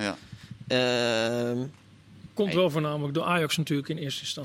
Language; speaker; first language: Dutch; native; Dutch